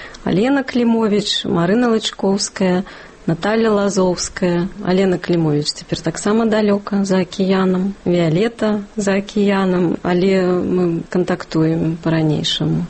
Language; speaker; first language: Russian; native; Russian